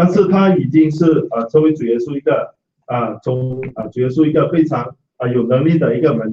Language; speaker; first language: Chinese; native; Chinese